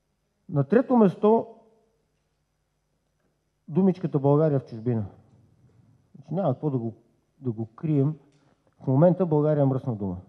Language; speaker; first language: Bulgarian; native; Bulgarian